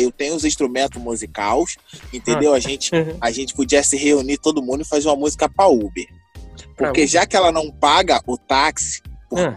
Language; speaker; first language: Portuguese; native; Portuguese